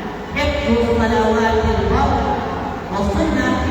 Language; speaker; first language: Arabic; non-native, learner; Indonesian